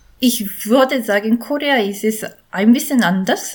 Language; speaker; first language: German; non-native, learner; Korean